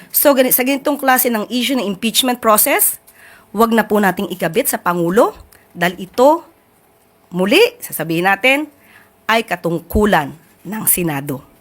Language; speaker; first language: Filipino; native; Filipino